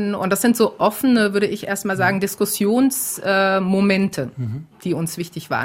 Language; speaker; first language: German; native; German